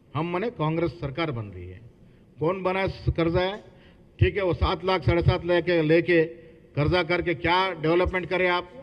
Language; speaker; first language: Hindi; non-native, local second language; Telugu